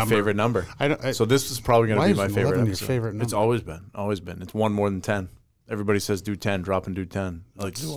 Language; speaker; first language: English; native; English